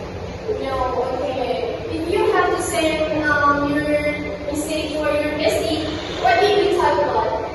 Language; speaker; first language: English; non-native, learner; Indonesian